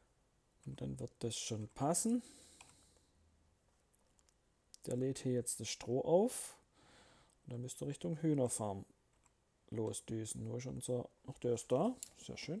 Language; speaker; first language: German; native; German